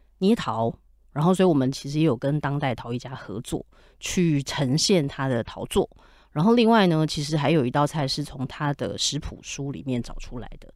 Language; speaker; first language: Chinese; native; Chinese